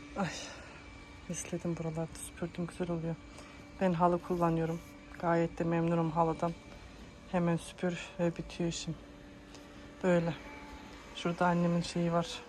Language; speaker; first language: Turkish; early bilingual, heritage; Turkish